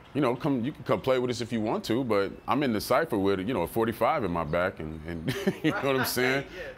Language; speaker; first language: English; native; English